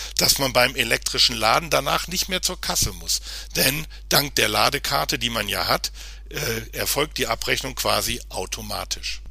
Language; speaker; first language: German; native; German